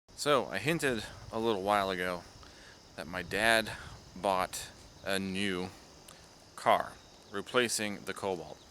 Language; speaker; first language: English; native; English